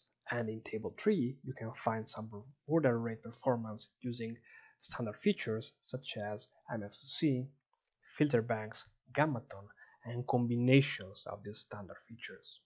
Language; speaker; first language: English; non-native, fluent; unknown